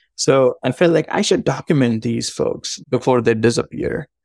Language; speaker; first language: English; non-native, local second language; Marathi